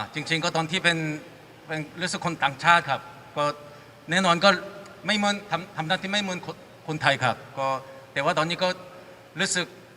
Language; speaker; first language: Thai; non-native, fluent; Korean